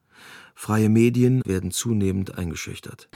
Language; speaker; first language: German; native; German